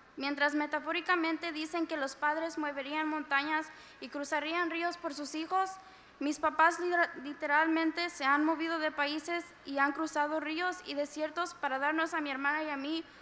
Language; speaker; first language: Spanish; early bilingual, heritage; Spanish